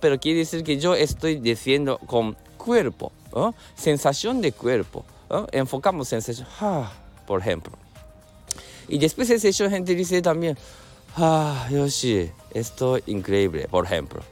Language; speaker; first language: Spanish; non-native, learner; Japanese